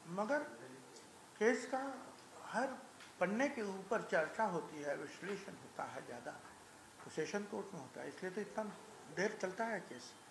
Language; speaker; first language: Hindi; non-native, local second language; Marathi